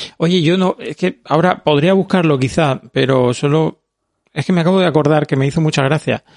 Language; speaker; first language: Spanish; native; Spanish